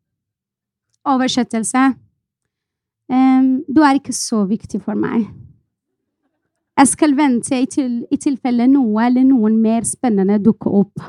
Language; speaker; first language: Norwegian; non-native, fluent; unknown